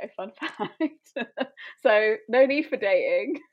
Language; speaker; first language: English; native; English